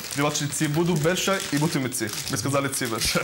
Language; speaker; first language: Ukrainian; non-native, learner; Arabic